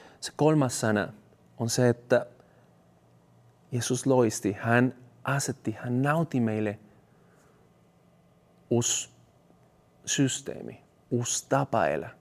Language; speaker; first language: Finnish; non-native, fluent; Spanish